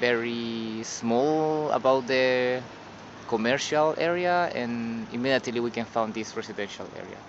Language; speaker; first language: English; non-native, learner; Spanish